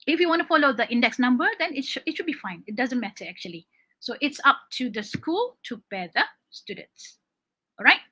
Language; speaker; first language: English; non-native, local second language; Malay